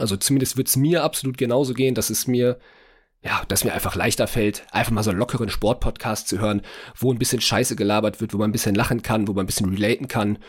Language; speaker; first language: German; native; German